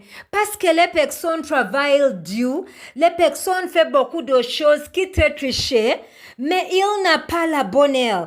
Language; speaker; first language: French; non-native, learner; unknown